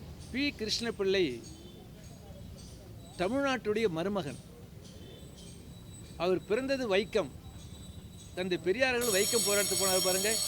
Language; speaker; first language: Tamil; native; Tamil